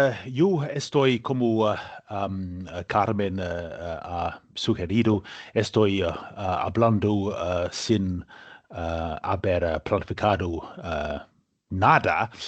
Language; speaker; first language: Spanish; non-native, learner; English